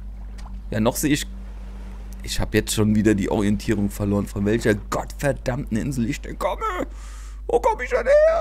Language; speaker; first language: German; native; German